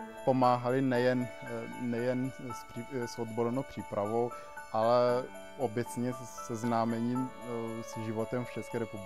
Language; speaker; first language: Czech; non-native, fluent; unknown